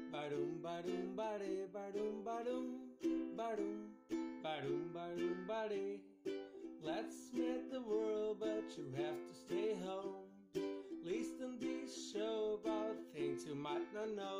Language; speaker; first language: English; non-native, fluent; Portuguese